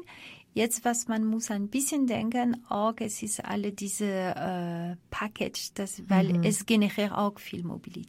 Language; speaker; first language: German; non-native, fluent; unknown